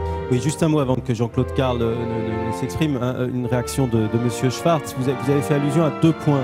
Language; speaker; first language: French; native; French